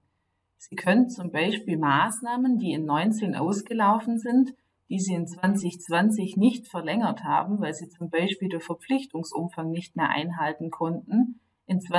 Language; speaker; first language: German; native; German